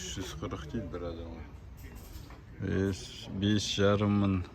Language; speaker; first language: Turkish; non-native, learner; Kazakh